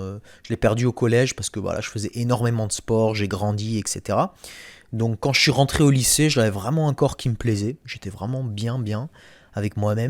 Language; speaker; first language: French; native; French